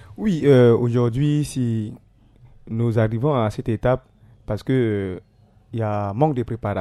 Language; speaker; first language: French; non-native, local second language; Sango